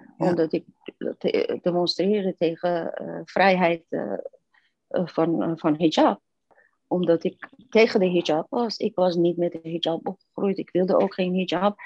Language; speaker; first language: Dutch; non-native, fluent; Persian